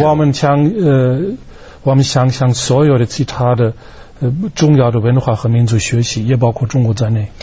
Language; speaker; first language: Chinese; non-native, fluent; German